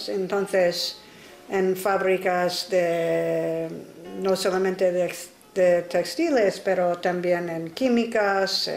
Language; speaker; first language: Spanish; non-native, fluent; English